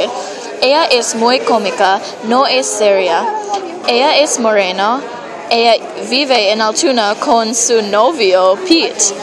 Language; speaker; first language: Spanish; non-native, learner; English